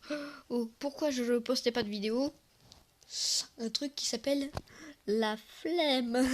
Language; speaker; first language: French; native; French